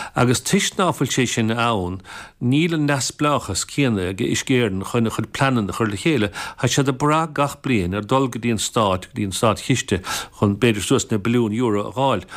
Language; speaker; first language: Irish; native; Irish